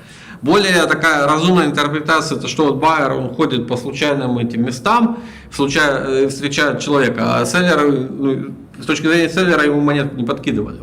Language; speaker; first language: Russian; native; Russian